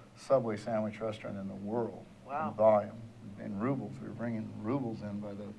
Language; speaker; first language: English; native; English